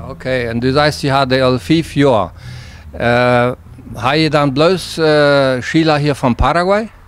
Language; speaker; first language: German; non-native, local second language; Plautdietsch